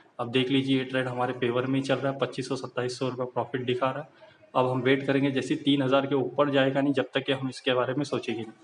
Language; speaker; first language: Hindi; native; Hindi